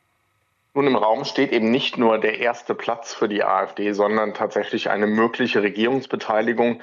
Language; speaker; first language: German; native; German